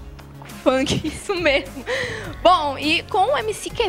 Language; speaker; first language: Portuguese; native; Portuguese